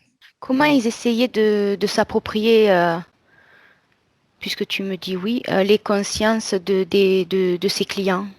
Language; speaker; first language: French; native; French